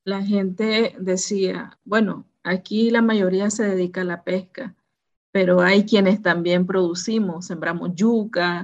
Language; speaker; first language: Spanish; native; Spanish